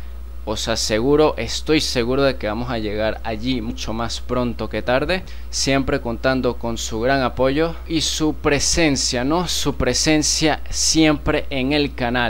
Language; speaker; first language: Spanish; native; Spanish